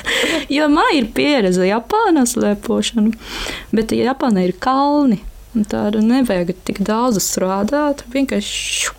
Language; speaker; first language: Latvian; non-native, learner; Japanese